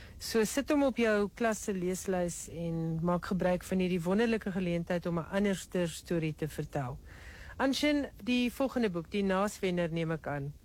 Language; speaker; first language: Afrikaans; native; Afrikaans